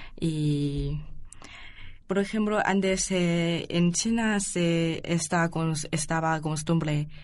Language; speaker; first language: Spanish; non-native, learner; Chinese